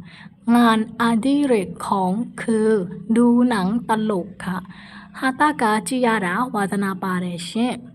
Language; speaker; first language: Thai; non-native, fluent; Burmese